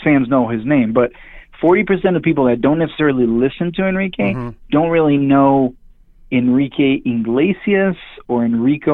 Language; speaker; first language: English; non-native, fluent; Hebrew